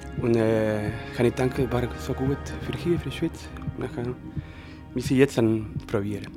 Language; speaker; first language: German; non-native, learner; Spanish